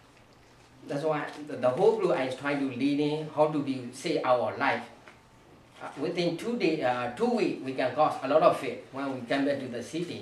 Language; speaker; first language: English; non-native, learner; Burmese